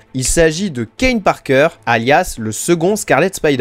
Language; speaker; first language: French; native; French